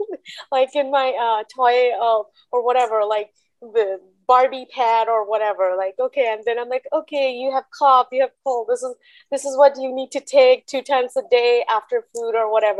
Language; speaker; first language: English; non-native, local second language; Bangla